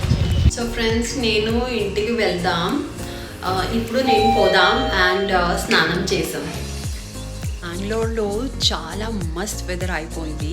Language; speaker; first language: Telugu; non-native, local second language; Kannada